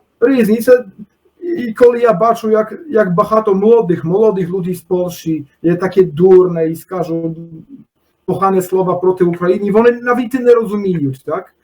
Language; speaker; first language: Polish; non-native, learner; Ukrainian